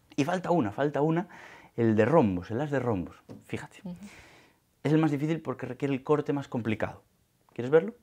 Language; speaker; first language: Spanish; native; Spanish